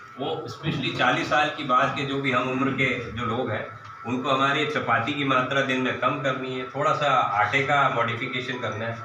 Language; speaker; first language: Hindi; native; Hindi